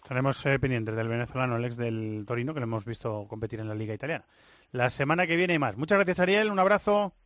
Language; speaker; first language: Spanish; native; Spanish